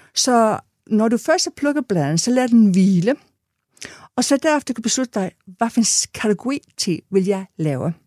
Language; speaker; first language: Danish; non-native, fluent; English